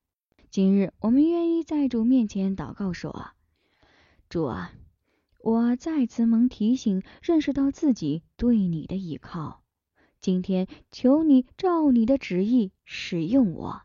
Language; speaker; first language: Chinese; native; Chinese